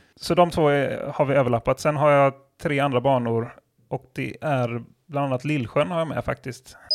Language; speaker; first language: Swedish; native; Swedish